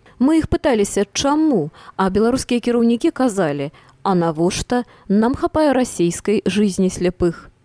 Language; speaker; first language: Belarusian; native; Belarusian